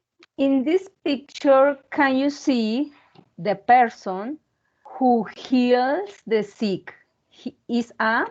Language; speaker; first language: English; non-native, learner; Spanish